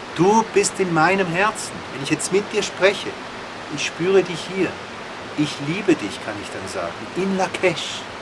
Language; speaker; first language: German; native; German